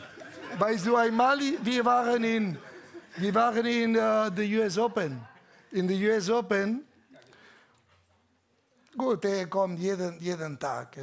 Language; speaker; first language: German; non-native, learner; Catalan